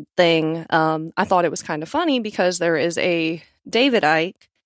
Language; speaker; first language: English; native; English